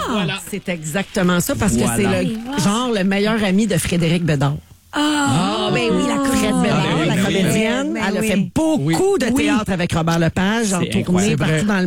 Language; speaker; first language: French; native; French